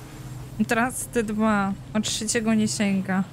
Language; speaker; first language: Polish; native; Polish